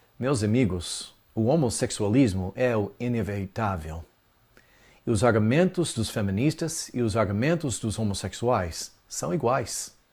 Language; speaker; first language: Portuguese; non-native, fluent; English